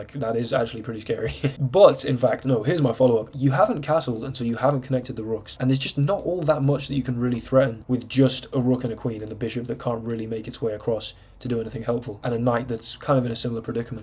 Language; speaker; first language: English; native; English